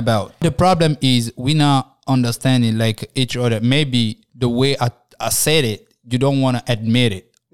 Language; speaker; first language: English; non-native, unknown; French